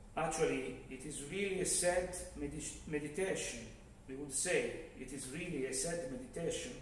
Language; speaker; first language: English; non-native, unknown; Italian